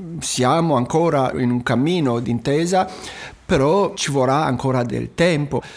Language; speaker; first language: Italian; non-native, fluent; Romanian